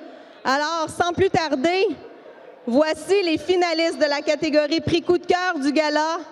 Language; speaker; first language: French; native; French